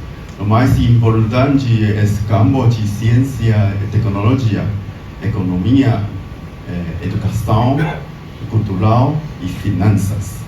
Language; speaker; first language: Portuguese; non-native, learner; Chinese